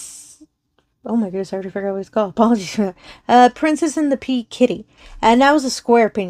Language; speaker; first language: English; native; English